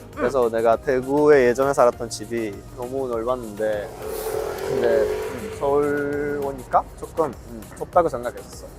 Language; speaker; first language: Korean; non-native, fluent; Uzbek